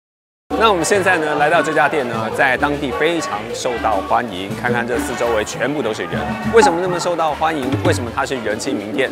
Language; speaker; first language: Chinese; native; Chinese